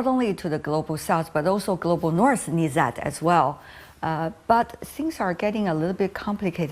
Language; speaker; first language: English; non-native, fluent; Chinese